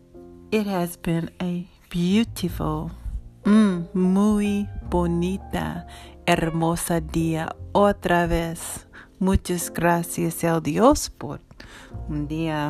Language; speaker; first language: Spanish; non-native, learner; English